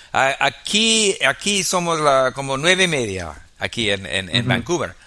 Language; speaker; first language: Spanish; non-native, fluent; English